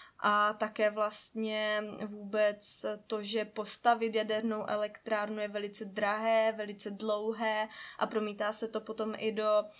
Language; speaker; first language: Czech; native; Czech